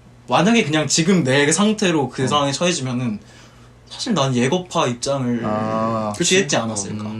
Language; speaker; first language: Korean; native; Korean